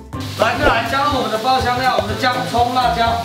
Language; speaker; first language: Chinese; native; Chinese